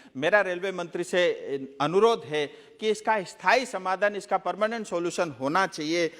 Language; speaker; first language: Hindi; non-native, local second language; Nepali